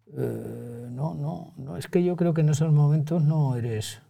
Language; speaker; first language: Spanish; native; Spanish